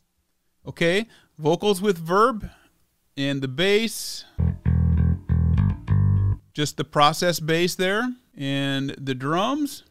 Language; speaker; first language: English; native; English